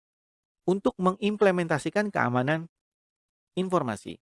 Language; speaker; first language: Indonesian; native; Indonesian